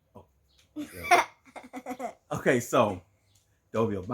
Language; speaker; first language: Italian; non-native, learner; English